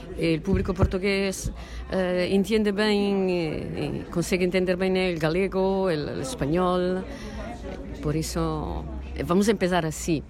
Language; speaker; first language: Spanish; non-native, fluent; Italian